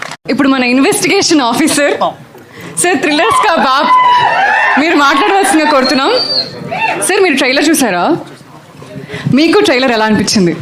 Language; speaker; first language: Telugu; native; Telugu